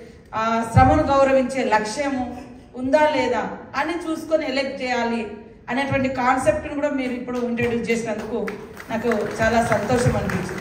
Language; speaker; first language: Telugu; native; Telugu